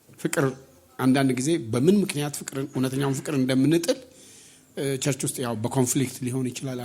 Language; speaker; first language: Amharic; non-native, local second language; Oromo